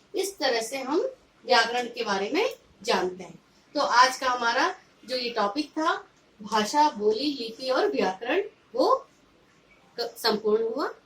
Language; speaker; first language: Hindi; native; Hindi